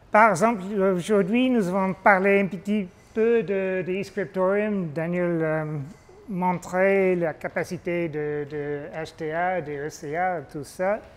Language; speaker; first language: French; non-native, fluent; English